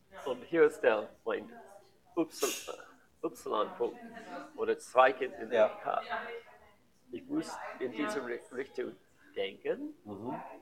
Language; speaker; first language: German; non-native, learner; English